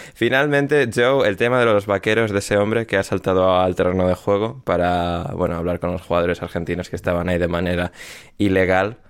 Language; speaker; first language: Spanish; native; Spanish